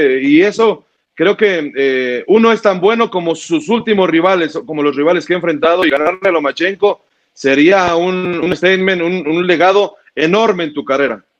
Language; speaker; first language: Spanish; native; Spanish